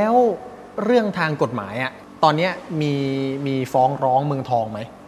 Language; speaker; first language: Thai; native; Thai